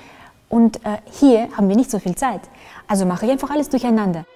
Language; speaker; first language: German; non-native, fluent; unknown